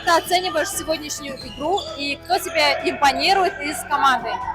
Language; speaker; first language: Russian; native; Russian